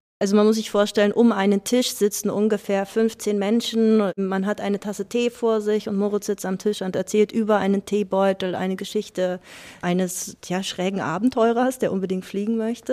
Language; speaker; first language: German; native; German